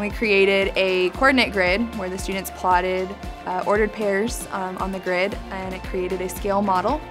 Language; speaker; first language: English; native; English